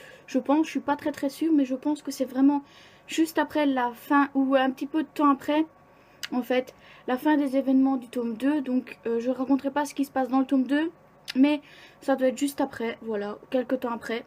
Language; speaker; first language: French; native; French